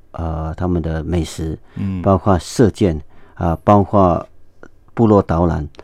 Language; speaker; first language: Chinese; non-native, local second language; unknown